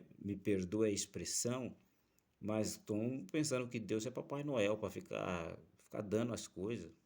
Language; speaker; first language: Portuguese; native; Portuguese